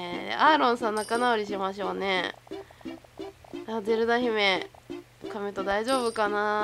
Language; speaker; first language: Japanese; native; Japanese